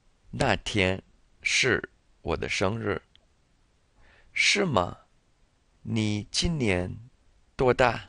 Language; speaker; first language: Chinese; non-native, fluent; English